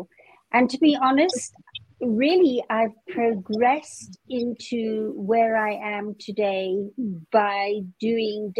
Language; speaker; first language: English; native; English